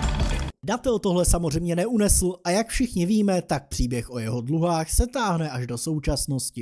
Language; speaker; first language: Czech; native; Czech